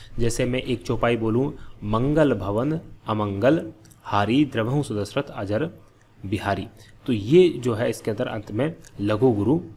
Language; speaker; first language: Hindi; native; Hindi